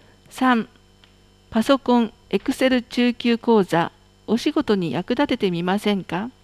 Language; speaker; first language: Japanese; native; Japanese